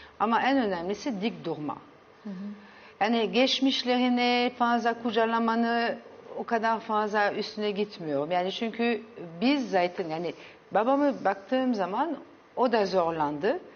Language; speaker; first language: Turkish; early bilingual, heritage; Turkish